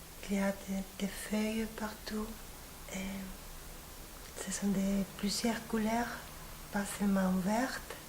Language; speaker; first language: French; non-native, fluent; Spanish